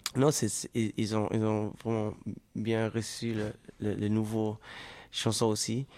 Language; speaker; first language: French; non-native, fluent; German